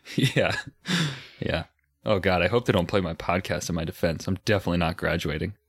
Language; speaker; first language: English; native; English